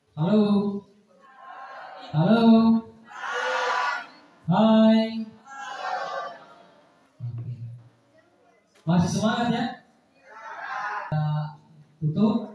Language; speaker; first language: Indonesian; native; Indonesian